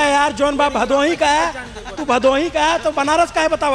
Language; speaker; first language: Hindi; native; Hindi